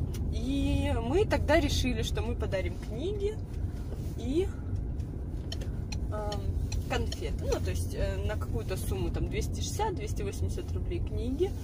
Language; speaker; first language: Russian; native; Russian